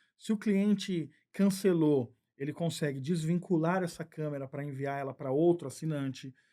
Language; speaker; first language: Portuguese; native; Portuguese